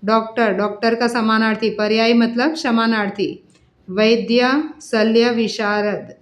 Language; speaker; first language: Hindi; non-native, local second language; Marathi